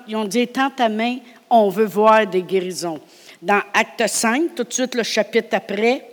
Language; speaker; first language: French; native; French